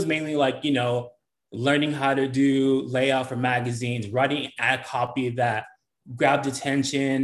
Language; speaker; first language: English; native; English